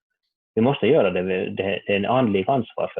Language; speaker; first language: Swedish; non-native, learner; Finnish